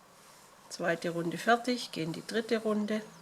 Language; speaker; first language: German; native; German